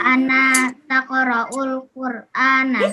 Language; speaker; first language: Arabic; non-native, learner; Indonesian